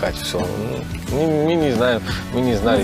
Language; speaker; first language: Russian; non-native, fluent; Tamil